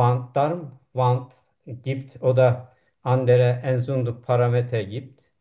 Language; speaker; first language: German; non-native, learner; Turkish